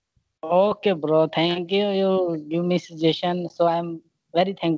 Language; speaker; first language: English; non-native, learner; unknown